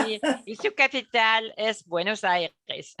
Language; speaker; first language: Spanish; non-native, learner; French